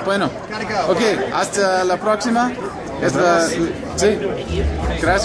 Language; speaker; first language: Spanish; non-native, learner; English